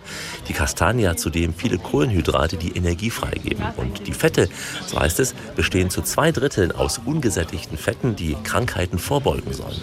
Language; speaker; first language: German; native; German